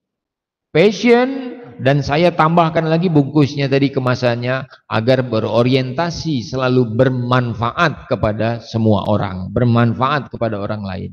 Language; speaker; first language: Indonesian; native; Indonesian